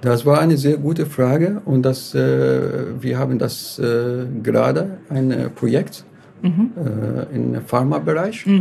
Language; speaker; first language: German; non-native, fluent; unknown